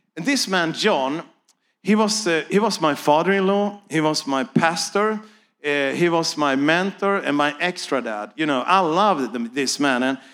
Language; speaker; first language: English; non-native, fluent; Swedish